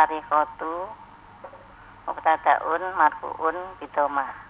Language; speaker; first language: Arabic; non-native, learner; Indonesian